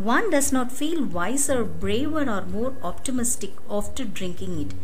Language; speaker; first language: English; non-native, local second language; Tamil